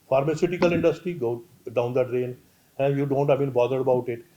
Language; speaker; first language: English; non-native, local second language; Punjabi